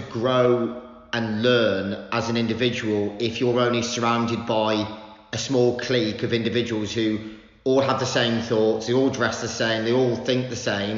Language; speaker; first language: English; native; English